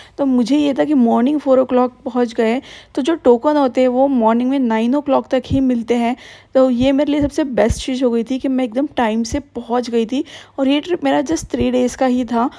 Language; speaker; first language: Hindi; native; Hindi